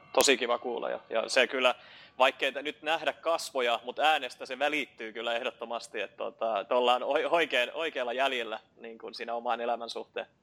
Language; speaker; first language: Finnish; native; Finnish